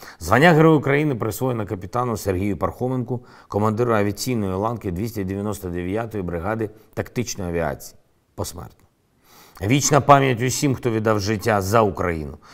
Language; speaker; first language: Ukrainian; non-native, local second language; Russian